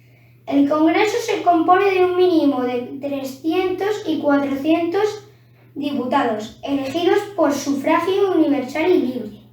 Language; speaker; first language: Spanish; native; Spanish